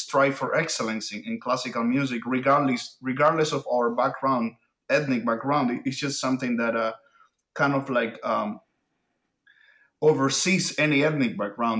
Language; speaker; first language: English; non-native, fluent; Spanish